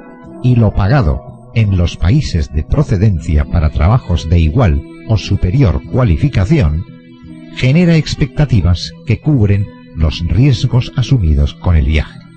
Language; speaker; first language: Spanish; native; Spanish